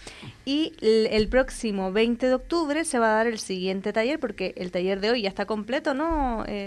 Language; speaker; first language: Spanish; native; Spanish